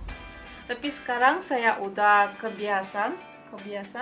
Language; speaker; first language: Indonesian; non-native, learner; Russian